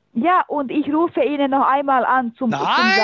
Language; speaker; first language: German; non-native, learner; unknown